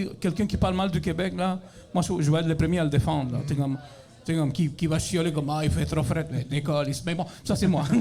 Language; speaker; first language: French; non-native, fluent; Spanish